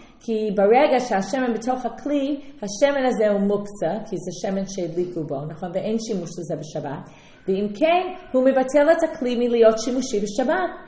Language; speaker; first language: Hebrew; non-native, fluent; English